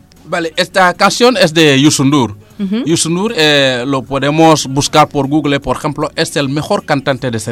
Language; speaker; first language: Spanish; non-native, fluent; Serer